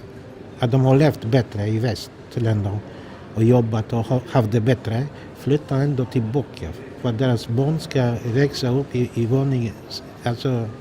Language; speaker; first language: Swedish; non-native, fluent; Polish